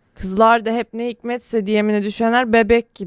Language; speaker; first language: Turkish; native; Turkish